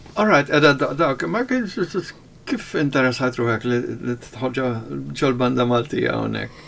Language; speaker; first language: Maltese; early bilingual, heritage; Maltese